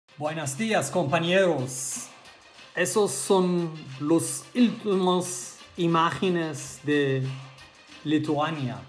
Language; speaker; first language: Spanish; non-native, learner; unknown